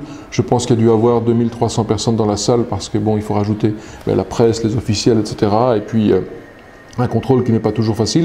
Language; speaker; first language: French; native; French